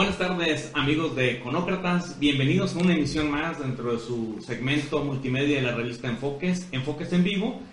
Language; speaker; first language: Spanish; native; Spanish